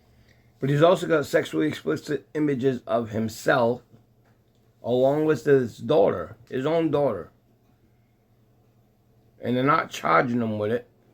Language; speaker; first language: English; native; English